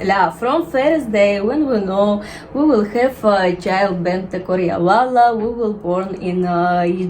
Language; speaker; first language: English; non-native, learner; Russian